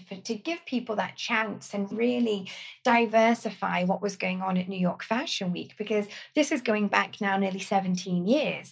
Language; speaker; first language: English; native; English